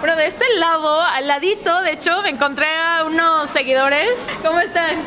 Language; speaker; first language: Spanish; early bilingual, other home language; Korean